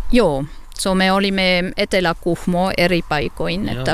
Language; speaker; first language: Finnish; non-native, learner; French